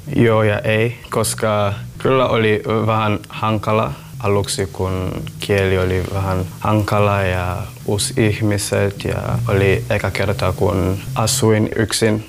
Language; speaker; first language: Finnish; non-native, learner; Swahili